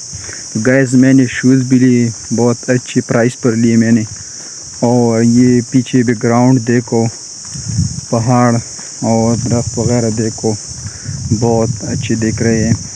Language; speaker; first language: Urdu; non-native, local second language; Pashto